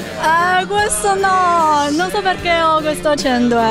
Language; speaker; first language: Italian; non-native, fluent; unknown